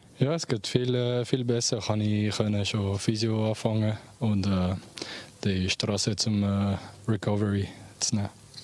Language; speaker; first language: German; non-native, local second language; French